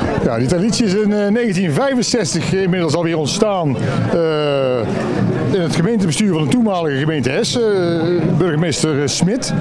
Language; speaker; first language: Dutch; native; Dutch